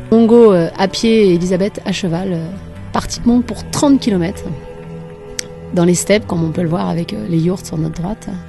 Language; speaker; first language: French; native; French